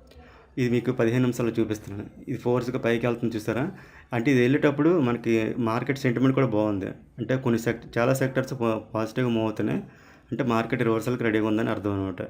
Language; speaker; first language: Telugu; native; Telugu